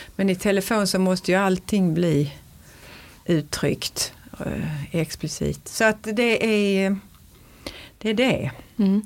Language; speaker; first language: Swedish; native; Swedish